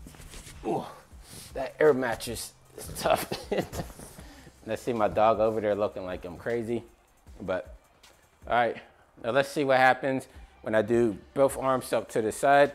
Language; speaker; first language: English; native; English